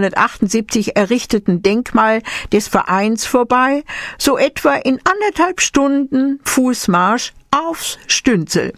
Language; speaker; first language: German; native; German